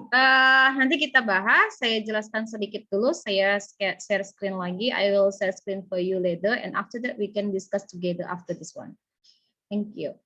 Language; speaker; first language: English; non-native, learner; Indonesian